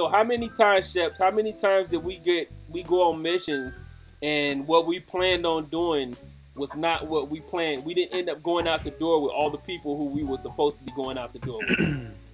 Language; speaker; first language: English; native; English